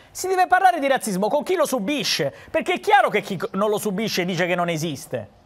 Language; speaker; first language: Italian; native; Italian